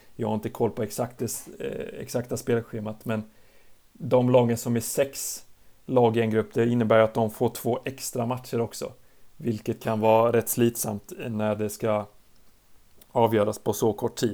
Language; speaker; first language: Swedish; native; Swedish